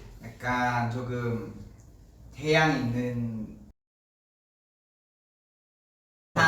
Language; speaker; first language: Korean; non-native, learner; Vietnamese